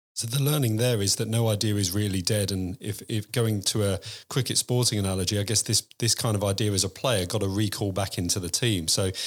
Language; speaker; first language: English; native; English